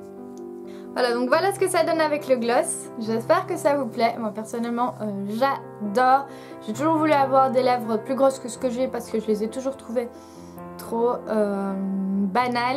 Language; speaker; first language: French; native; French